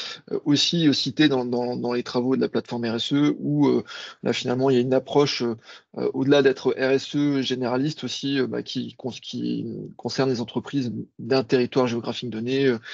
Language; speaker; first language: French; native; French